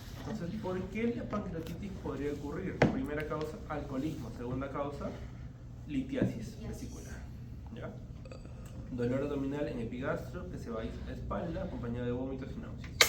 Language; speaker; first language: Spanish; native; Spanish